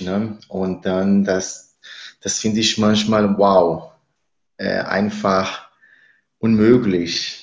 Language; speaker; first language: German; non-native, fluent; Spanish